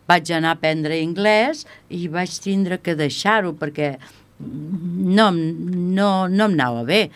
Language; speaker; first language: Catalan; non-native, local second language; Spanish